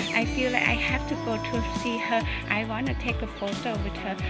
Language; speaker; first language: English; non-native, learner; Thai